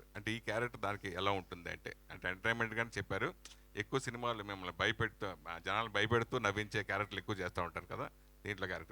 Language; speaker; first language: Telugu; native; Telugu